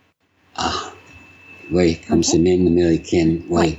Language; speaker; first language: French; non-native, learner; English